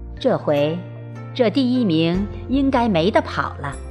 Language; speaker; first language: Chinese; native; Chinese